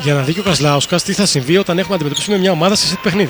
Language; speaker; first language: Greek; native; Greek